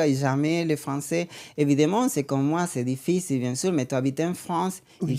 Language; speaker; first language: French; non-native, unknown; Spanish